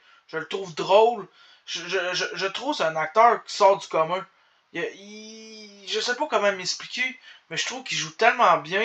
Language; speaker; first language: French; native; French